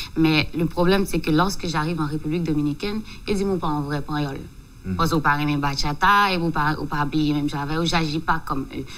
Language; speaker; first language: French; non-native, local second language; Haitian Creole